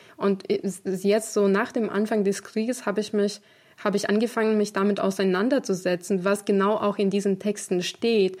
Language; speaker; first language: German; non-native, fluent; Ukrainian